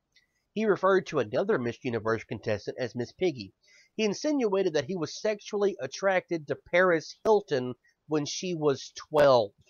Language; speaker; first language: English; native; English